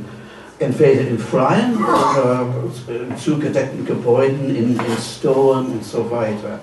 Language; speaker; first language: German; non-native, fluent; English